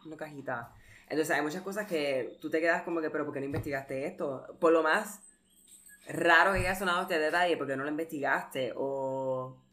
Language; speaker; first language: Spanish; early bilingual, heritage; Spanish